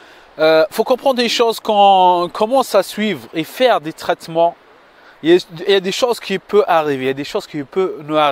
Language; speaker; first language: French; non-native, fluent; Arabic